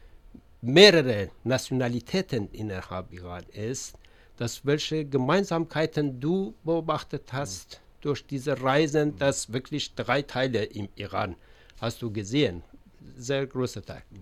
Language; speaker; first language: German; non-native, learner; Persian